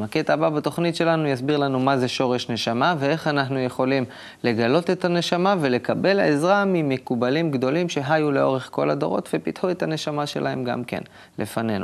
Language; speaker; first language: Hebrew; native; Hebrew